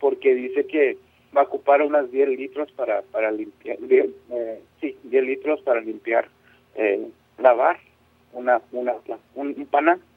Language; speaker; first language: Spanish; non-native, local second language; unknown